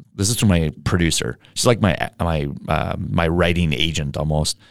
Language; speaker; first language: English; native; English